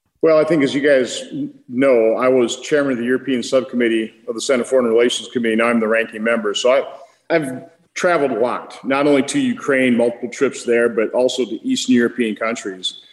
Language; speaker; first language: English; native; English